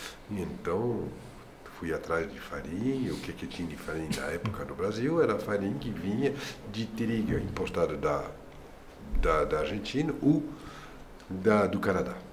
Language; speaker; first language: Portuguese; non-native, fluent; French